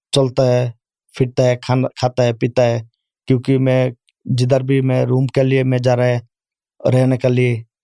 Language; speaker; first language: Urdu; non-native, learner; Bangla